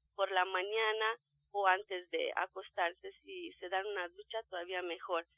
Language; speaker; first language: Spanish; non-native, fluent; Romanian